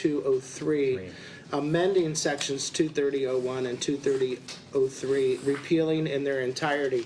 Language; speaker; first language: English; native; English